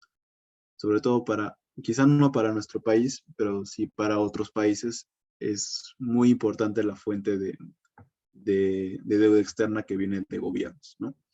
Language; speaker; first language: Spanish; native; Spanish